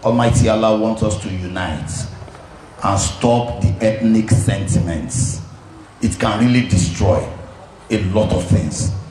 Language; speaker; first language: English; non-native, local second language; Yoruba